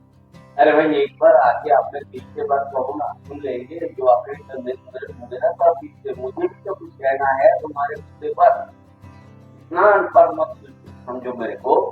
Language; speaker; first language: Hindi; non-native, local second language; Bangla